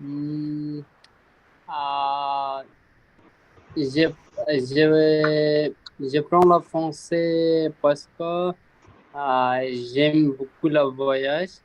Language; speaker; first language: French; non-native, learner; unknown